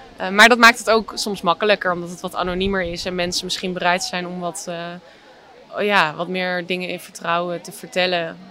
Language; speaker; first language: Dutch; native; Dutch